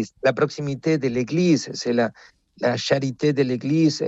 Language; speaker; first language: French; non-native, fluent; Spanish